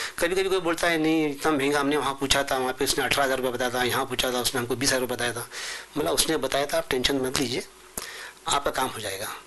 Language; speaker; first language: Hindi; non-native, local second language; Marathi